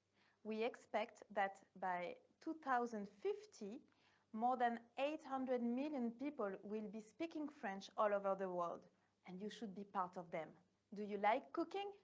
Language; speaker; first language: English; non-native, fluent; French